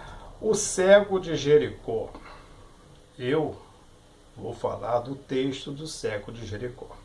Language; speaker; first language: Portuguese; native; Portuguese